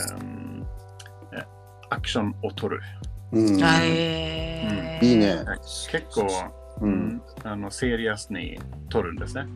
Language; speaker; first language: Japanese; non-native, learner; Swedish